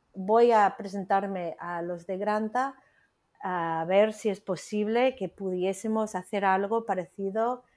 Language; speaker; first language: Spanish; non-native, fluent; English